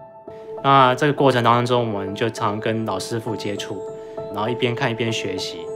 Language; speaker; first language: Chinese; native; Chinese